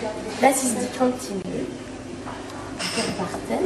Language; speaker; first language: German; non-native, learner; French